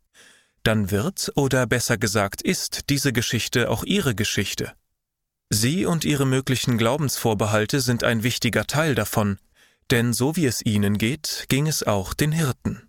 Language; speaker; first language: German; native; German